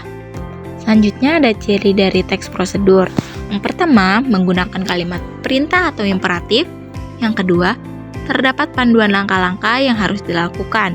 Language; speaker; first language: Indonesian; native; Indonesian